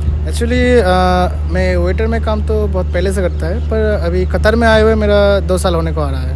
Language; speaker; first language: Hindi; non-native, local second language; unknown